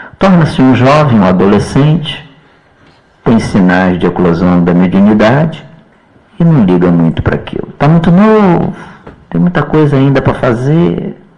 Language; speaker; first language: Portuguese; native; Portuguese